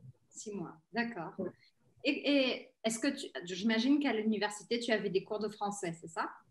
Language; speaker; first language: French; non-native, fluent; Portuguese